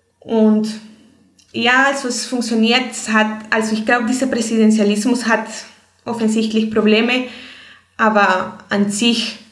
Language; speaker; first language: German; non-native, fluent; Spanish